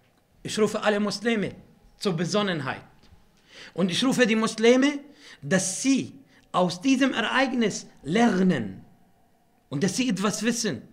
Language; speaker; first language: German; non-native, fluent; Arabic